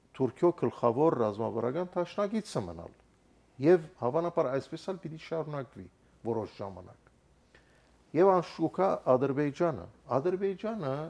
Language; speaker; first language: Armenian; native; Armenian